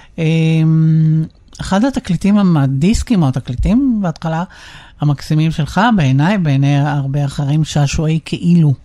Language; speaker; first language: Hebrew; native; Hebrew